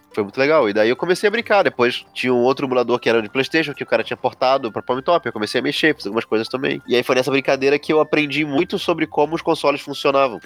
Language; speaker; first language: Portuguese; native; Portuguese